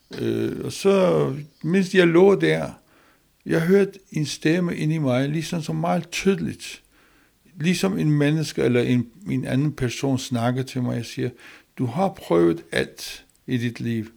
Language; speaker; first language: Danish; non-native, learner; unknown